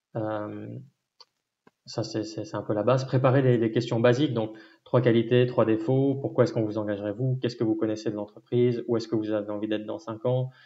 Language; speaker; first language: French; native; French